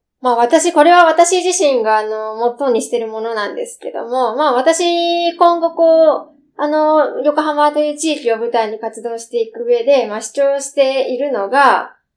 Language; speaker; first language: Japanese; native; Japanese